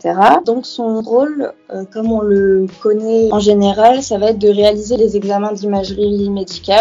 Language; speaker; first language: French; native; French